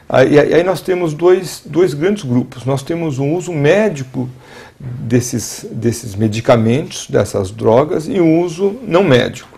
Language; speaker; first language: Portuguese; native; Portuguese